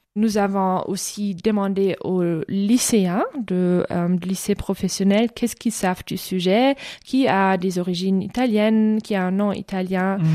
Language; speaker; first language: French; non-native, fluent; German